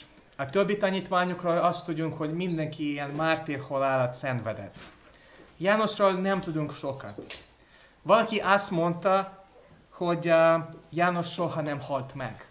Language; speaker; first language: Hungarian; non-native, fluent; English